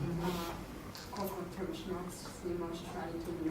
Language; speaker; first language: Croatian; non-native, learner; English